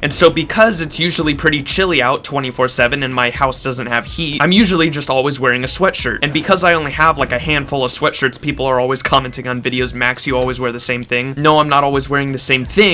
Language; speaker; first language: English; native; English